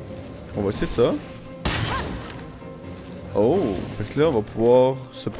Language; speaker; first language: French; native; French